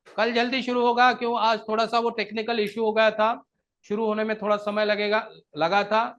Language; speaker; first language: Hindi; non-native, local second language; Marathi